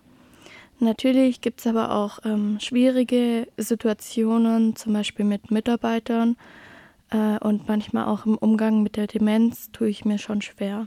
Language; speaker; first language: German; native; German